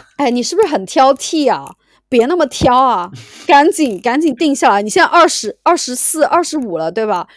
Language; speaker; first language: Chinese; native; Chinese